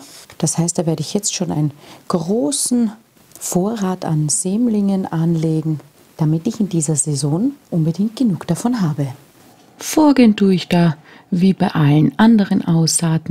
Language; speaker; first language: German; native; German